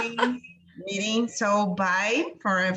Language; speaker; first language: English; non-native, learner; Portuguese